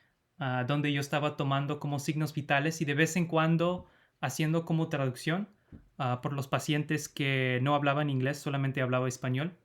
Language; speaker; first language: Spanish; non-native, fluent; English